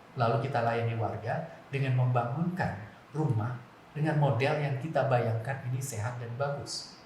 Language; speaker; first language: Indonesian; non-native, local second language; Javanese